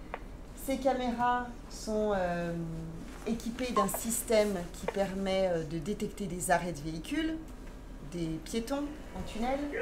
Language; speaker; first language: French; native; French